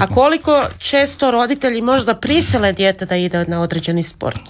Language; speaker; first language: Serbian; native; Serbian